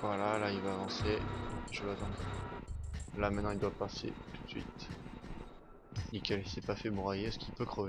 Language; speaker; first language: French; native; French